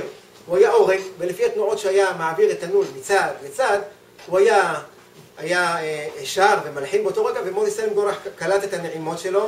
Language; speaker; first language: Hebrew; native; Hebrew